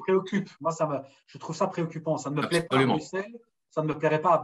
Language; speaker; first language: French; native; French